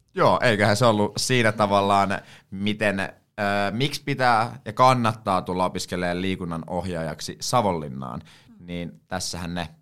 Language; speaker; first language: Finnish; native; Finnish